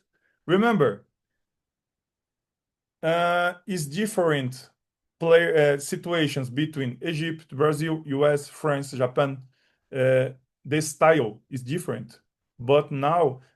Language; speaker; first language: English; non-native, learner; Portuguese